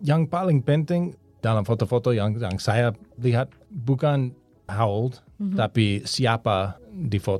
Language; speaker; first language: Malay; non-native, learner; English